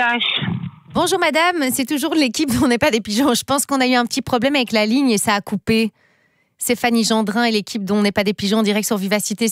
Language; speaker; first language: French; native; French